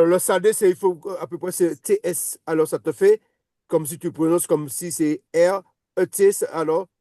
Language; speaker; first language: French; native; French